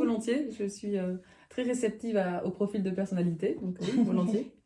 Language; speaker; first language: French; native; French